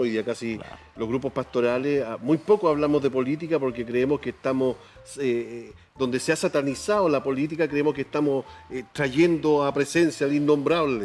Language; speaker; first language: Spanish; native; Spanish